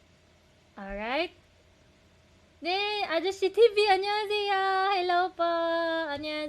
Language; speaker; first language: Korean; non-native, fluent; Filipino